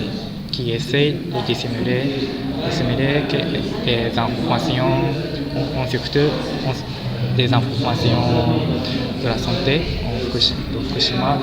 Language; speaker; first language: French; non-native, fluent; Japanese